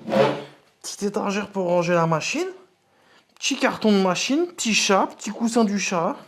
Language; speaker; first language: French; native; French